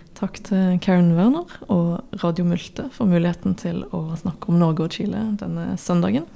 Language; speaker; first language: Norwegian; native; Norwegian